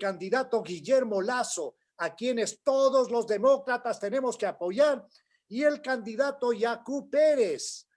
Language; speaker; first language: Spanish; native; Spanish